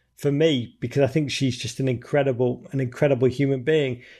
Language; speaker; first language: English; native; English